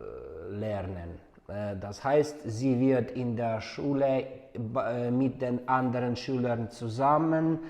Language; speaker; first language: German; non-native, fluent; Ukrainian